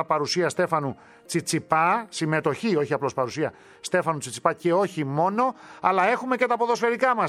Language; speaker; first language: Greek; native; Greek